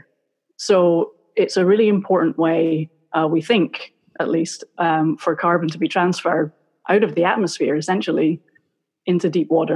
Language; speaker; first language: English; native; English